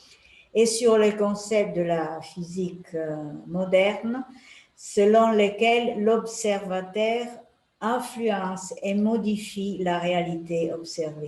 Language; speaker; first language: French; non-native, fluent; Italian